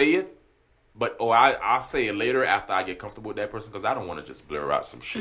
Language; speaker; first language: English; non-native, fluent; Haitian Creole